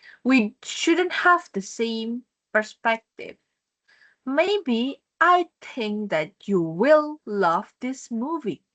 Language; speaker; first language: English; non-native, fluent; Indonesian